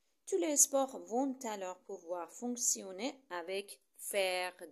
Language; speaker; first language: French; non-native, fluent; Persian